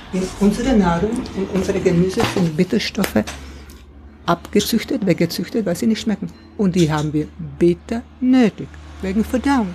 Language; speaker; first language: German; non-native, fluent; Czech